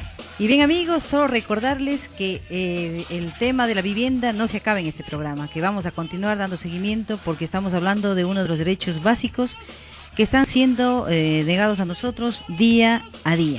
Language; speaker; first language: Spanish; native; Spanish